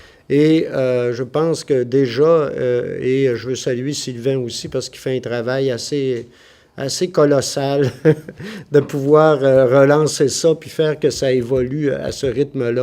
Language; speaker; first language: French; native; French